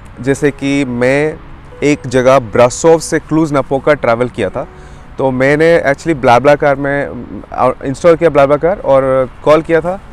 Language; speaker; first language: Hindi; native; Hindi